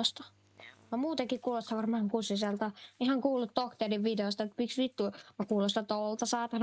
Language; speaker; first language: Finnish; native; Finnish